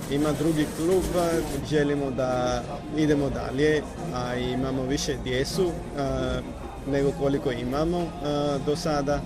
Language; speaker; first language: Croatian; non-native, learner; Punjabi